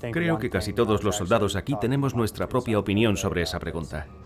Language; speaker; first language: Spanish; native; Spanish